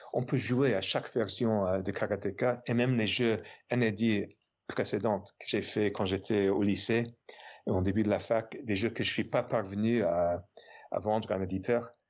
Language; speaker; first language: French; non-native, fluent; English